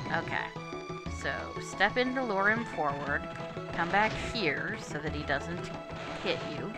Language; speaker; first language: English; native; English